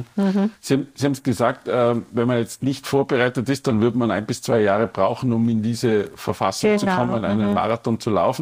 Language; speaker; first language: German; native; German